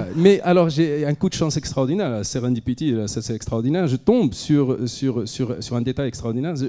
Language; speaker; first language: French; non-native, local second language; Arabic